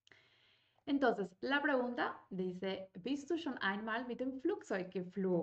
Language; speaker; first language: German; non-native, fluent; Spanish